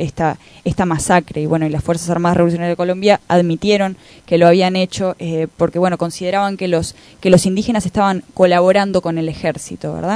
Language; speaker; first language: Spanish; native; Spanish